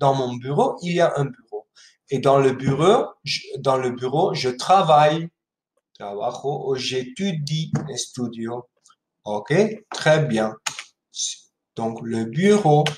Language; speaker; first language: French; non-native, fluent; Spanish